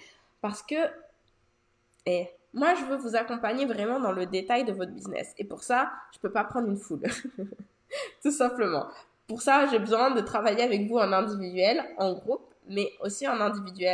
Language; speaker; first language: French; native; French